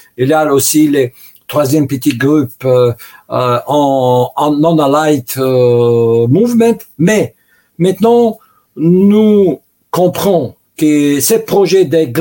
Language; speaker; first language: French; non-native, learner; Russian